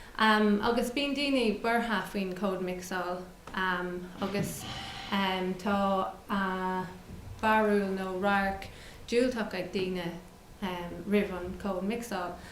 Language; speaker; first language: Irish; non-native, local second language; English